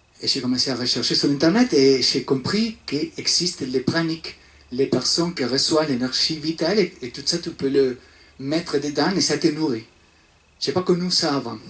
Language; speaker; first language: French; non-native, fluent; Spanish